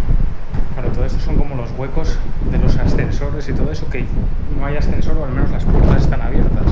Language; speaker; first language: Spanish; native; Spanish